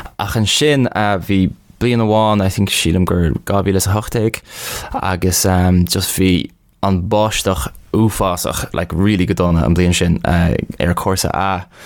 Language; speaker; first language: Irish; non-native, local second language; English